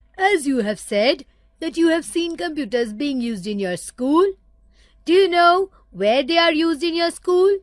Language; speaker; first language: English; non-native, local second language; Urdu